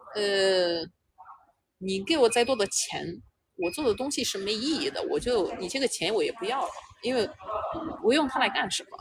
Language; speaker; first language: Chinese; non-native, fluent; Romanian